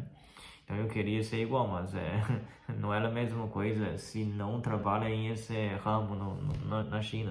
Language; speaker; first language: Portuguese; non-native, fluent; Chinese